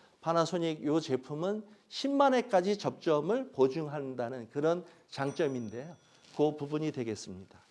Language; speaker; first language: Korean; native; Korean